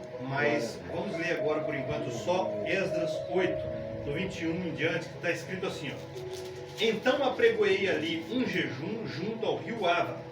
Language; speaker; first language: Portuguese; native; Portuguese